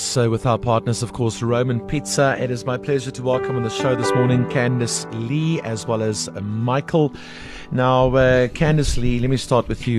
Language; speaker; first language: English; non-native, local second language; Afrikaans